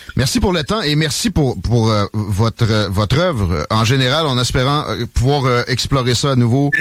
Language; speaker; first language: French; native; French